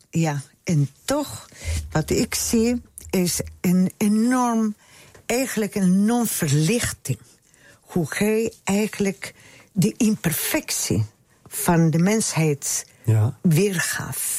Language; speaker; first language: Dutch; non-native, fluent; Spanish